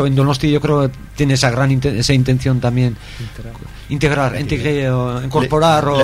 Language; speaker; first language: Spanish; native; Spanish